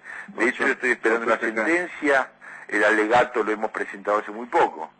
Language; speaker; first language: Spanish; native; Spanish